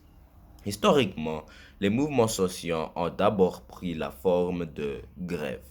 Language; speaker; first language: French; non-native, learner; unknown